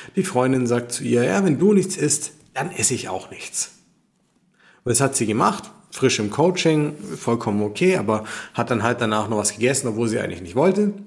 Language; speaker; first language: German; native; German